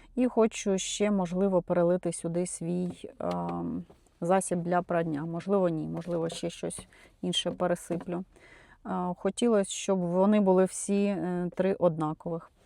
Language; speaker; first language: Ukrainian; native; Ukrainian